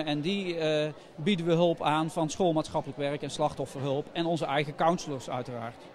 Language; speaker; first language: Dutch; native; Dutch